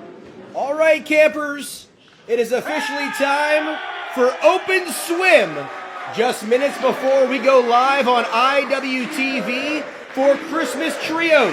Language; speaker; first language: English; native; English